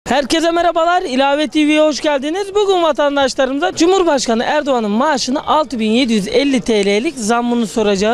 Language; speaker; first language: Turkish; native; Turkish